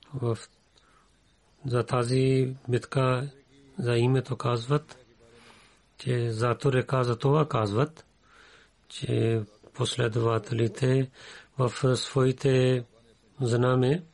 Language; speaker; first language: Bulgarian; non-native, learner; Urdu